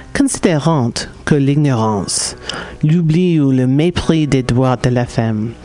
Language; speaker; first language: French; non-native, fluent; English